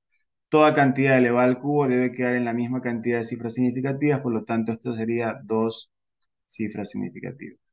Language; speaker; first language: Spanish; native; Spanish